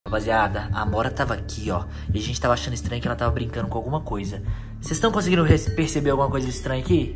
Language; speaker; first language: Portuguese; native; Portuguese